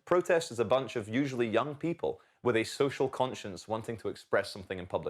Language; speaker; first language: English; native; English